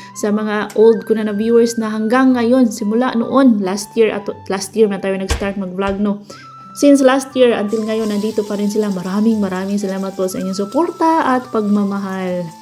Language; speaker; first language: Filipino; non-native, local second language; Cebuano